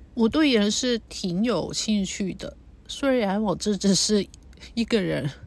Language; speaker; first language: Chinese; non-native, local second language; Cantonese